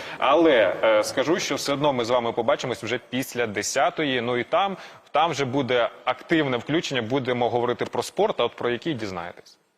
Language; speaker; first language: Ukrainian; native; Ukrainian